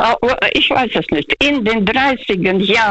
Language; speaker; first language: German; non-native, fluent; Russian